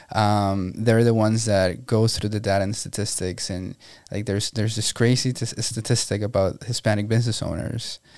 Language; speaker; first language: English; non-native, fluent; Spanish